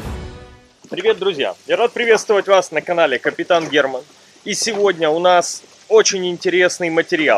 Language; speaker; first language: Russian; native; Russian